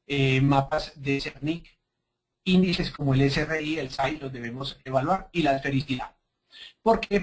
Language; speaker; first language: Spanish; native; Spanish